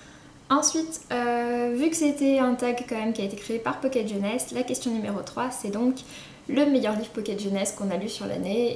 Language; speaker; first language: French; native; French